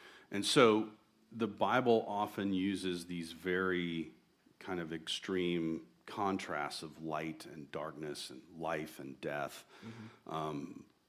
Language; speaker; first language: English; native; English